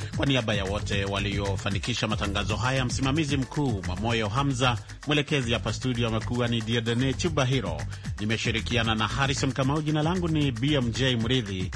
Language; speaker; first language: Swahili; non-native, local second language; Meru